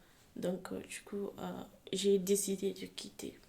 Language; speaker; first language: French; non-native, fluent; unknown